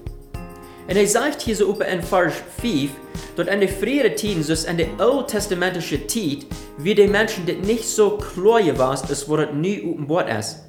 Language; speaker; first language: German; non-native, learner; Afrikaans